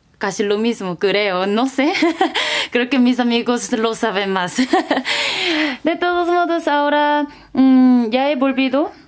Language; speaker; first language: Spanish; non-native, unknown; Korean